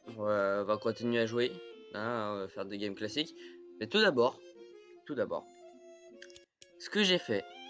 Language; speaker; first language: French; native; French